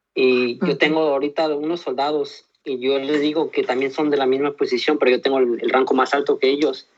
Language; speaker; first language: Spanish; early bilingual, heritage; Spanish